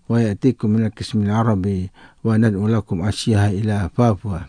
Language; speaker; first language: Arabic; non-native, fluent; Indonesian